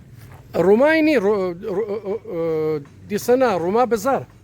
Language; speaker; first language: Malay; non-native, learner; German